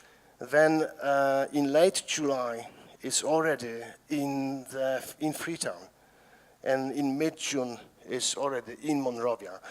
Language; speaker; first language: English; non-native, fluent; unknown